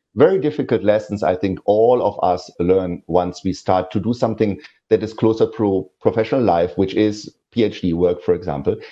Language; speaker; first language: English; non-native, fluent; German